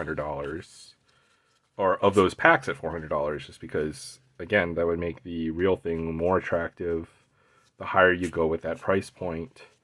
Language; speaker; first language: English; native; English